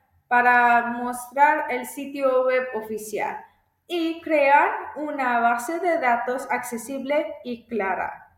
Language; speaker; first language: Spanish; non-native, fluent; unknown